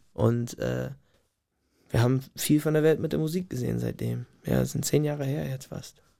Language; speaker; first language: German; non-native, fluent; English